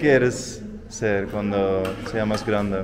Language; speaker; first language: Spanish; non-native, learner; Dutch